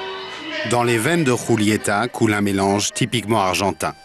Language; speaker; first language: French; native; French